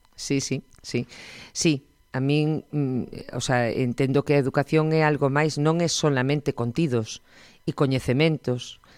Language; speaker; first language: Galician; native; Galician